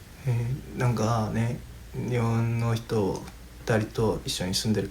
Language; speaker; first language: Japanese; non-native, learner; Korean